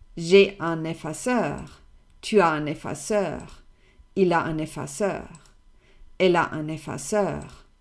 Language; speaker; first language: French; non-native, fluent; German